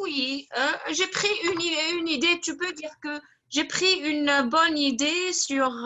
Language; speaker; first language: French; non-native, fluent; Arabic